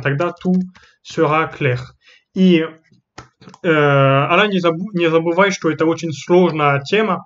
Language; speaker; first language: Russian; non-native, fluent; French